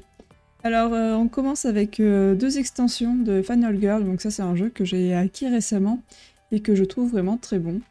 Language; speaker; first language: French; native; French